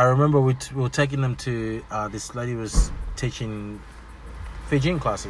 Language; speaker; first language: English; non-native, local second language; Fijian